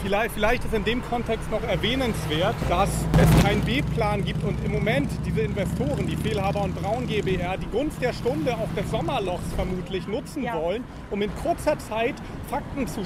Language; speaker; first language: German; native; German